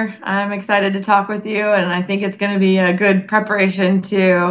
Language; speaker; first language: English; native; English